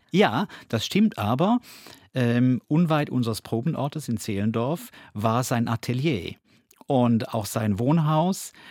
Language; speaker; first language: German; native; German